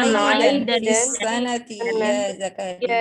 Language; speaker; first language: Arabic; non-native, learner; Indonesian